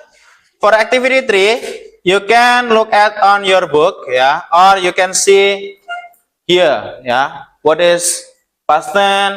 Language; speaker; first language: English; non-native, learner; Indonesian